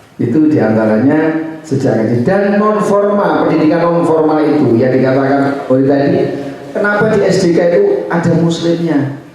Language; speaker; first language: Indonesian; non-native, local second language; Javanese